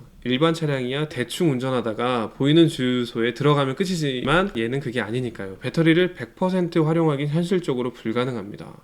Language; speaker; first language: Korean; native; Korean